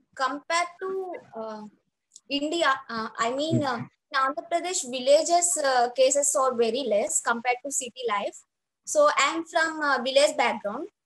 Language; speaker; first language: English; non-native, local second language; Telugu